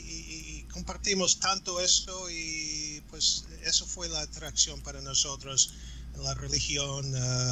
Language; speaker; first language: Spanish; non-native, fluent; English